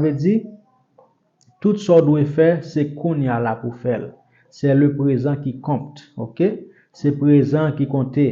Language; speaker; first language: French; non-native, learner; Haitian Creole